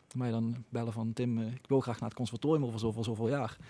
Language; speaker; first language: Dutch; native; Dutch